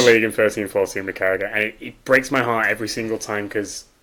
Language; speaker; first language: English; native; English